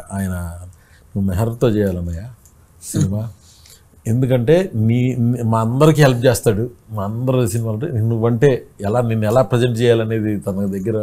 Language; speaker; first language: Telugu; native; Telugu